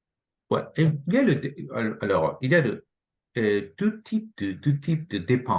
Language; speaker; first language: French; non-native, fluent; Japanese